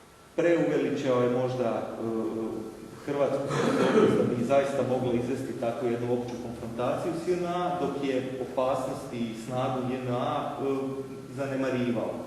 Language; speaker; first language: Croatian; native; Croatian